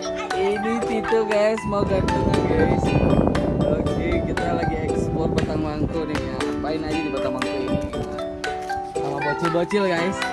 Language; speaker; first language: Indonesian; non-native, local second language; Minangkabau